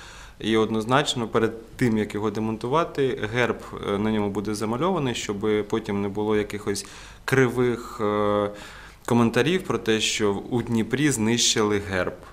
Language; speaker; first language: Ukrainian; native; Ukrainian